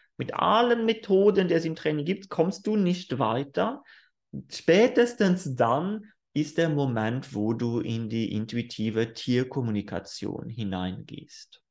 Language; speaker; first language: German; non-native, fluent; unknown